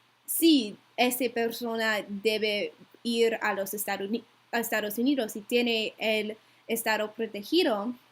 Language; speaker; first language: Spanish; non-native, learner; English